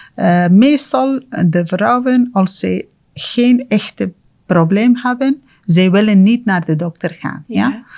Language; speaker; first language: Dutch; non-native, fluent; Persian